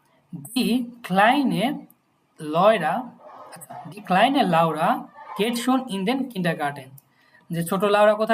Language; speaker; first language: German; non-native, learner; Bangla